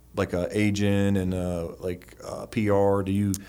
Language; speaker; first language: English; native; English